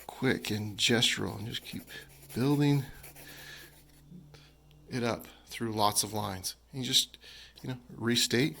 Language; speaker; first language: English; native; English